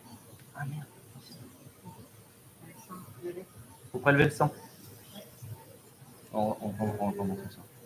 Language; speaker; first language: French; native; French